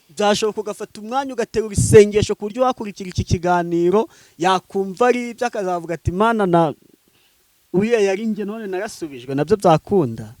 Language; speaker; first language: Kinyarwanda; native; Kinyarwanda